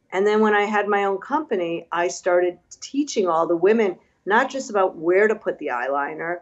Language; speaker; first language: English; native; English